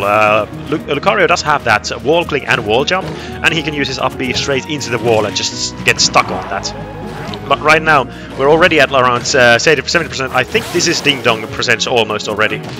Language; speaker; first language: English; non-native, fluent; Finnish